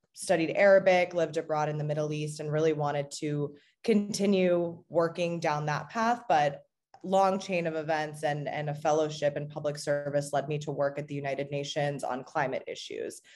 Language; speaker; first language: English; native; English